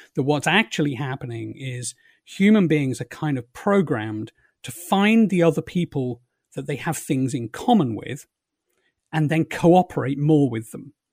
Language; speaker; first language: English; native; English